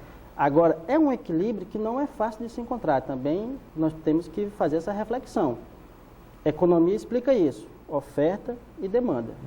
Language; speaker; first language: Portuguese; native; Portuguese